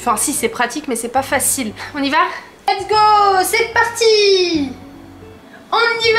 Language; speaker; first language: French; native; French